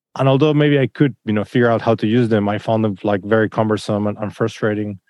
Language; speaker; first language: English; non-native, fluent; Spanish